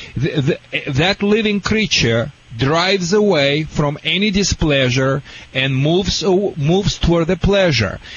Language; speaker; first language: English; non-native, fluent; Russian